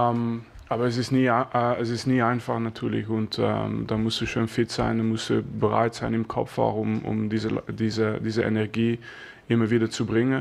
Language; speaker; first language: German; non-native, fluent; French